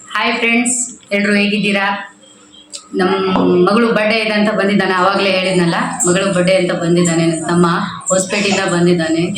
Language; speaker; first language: Kannada; non-native, local second language; Lambadi